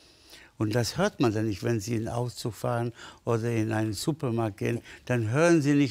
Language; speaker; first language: German; non-native, fluent; Spanish